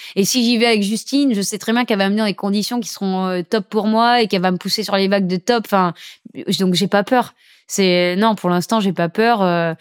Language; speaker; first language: French; native; French